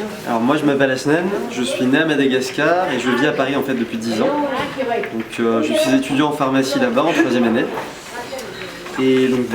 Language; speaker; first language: French; non-native, local second language; Gujarati